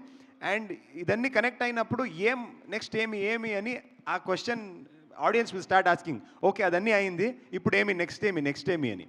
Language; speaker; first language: Telugu; non-native, local second language; Kannada